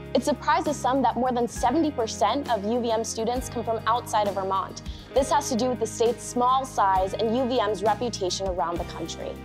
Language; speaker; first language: English; native; English